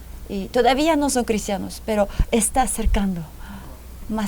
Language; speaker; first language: Spanish; non-native, fluent; Japanese